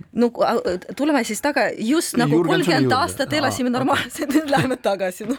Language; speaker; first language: Estonian; non-native, local second language; Russian